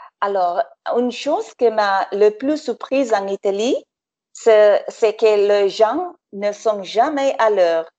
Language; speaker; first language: French; non-native, fluent; English